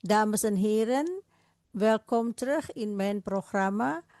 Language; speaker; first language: Dutch; non-native, fluent; Indonesian